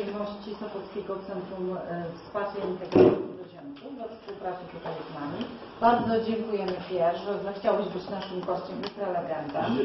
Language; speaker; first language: Polish; native; Polish